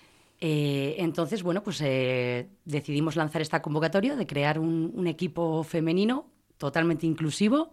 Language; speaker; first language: Spanish; native; Spanish